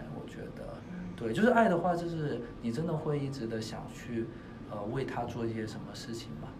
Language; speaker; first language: Chinese; native; Chinese